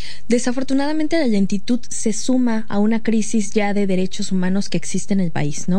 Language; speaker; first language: Spanish; native; Spanish